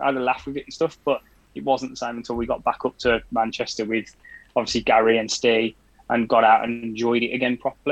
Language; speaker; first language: English; native; English